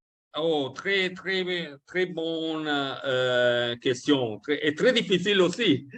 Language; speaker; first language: French; non-native, learner; Italian